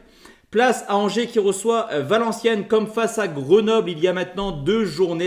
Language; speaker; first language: French; native; French